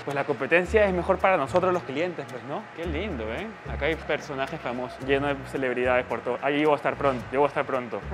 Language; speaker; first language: Spanish; native; Spanish